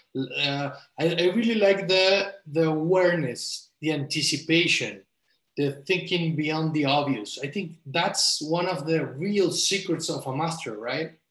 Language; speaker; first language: English; non-native, fluent; Spanish